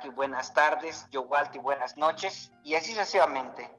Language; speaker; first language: Spanish; non-native, local second language; Nahuatl languages